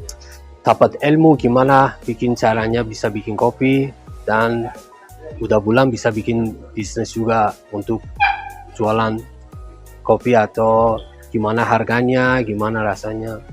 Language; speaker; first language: Indonesian; non-native, learner; Persian